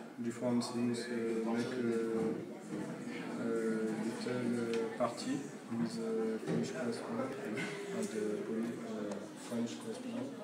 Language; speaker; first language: English; non-native, learner; French